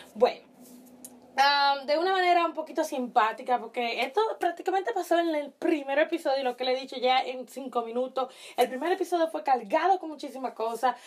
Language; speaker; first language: Spanish; early bilingual, heritage; Spanish